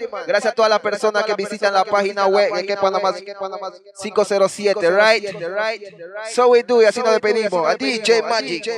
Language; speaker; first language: Spanish; early bilingual, heritage; Spanish